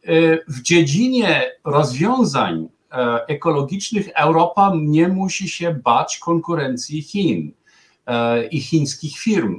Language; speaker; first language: Polish; non-native, fluent; German